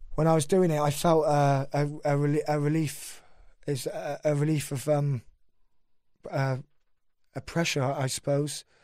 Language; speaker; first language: English; native; English